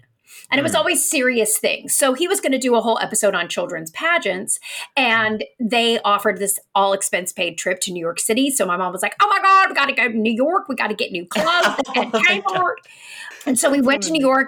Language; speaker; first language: English; native; English